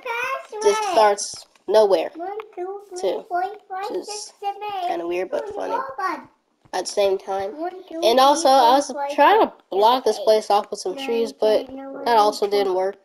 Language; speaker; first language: English; native; English